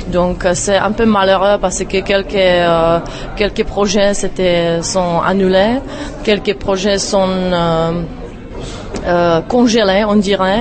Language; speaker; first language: French; non-native, fluent; Czech